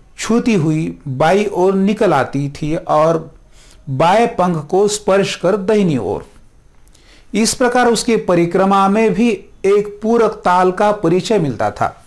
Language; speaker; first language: Hindi; non-native, local second language; Marathi